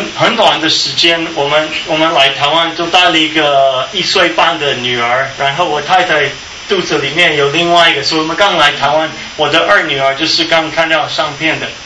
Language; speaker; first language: Chinese; non-native, fluent; English